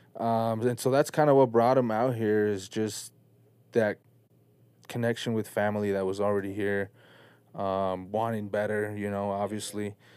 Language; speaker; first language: English; early bilingual, other home language; Spanish